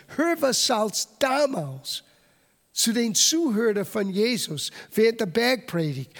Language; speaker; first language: German; non-native, fluent; English